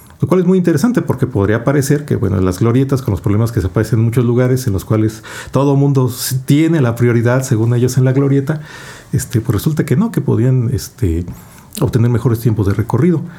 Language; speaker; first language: Spanish; native; Spanish